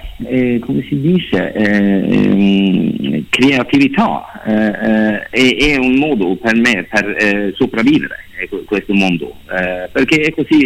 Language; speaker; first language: Italian; non-native, learner; Norwegian